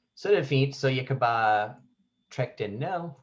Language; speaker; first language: Danish; non-native, fluent; English